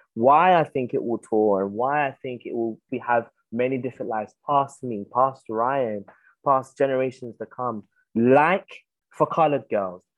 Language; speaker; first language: English; native; English